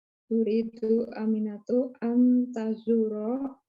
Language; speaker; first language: Arabic; non-native, learner; Indonesian